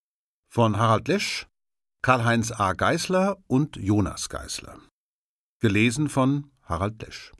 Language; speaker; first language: German; native; German